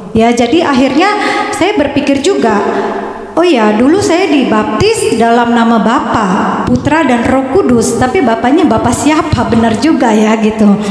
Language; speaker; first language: Indonesian; native; Indonesian